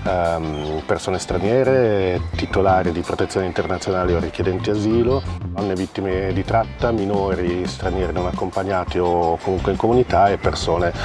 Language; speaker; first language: Italian; native; Italian